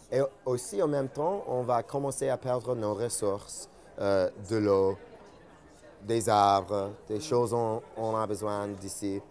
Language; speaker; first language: French; non-native, fluent; English